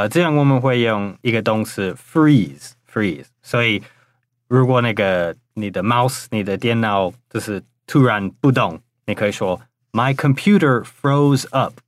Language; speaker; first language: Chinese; non-native, fluent; English